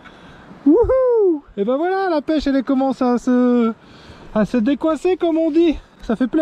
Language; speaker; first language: French; native; French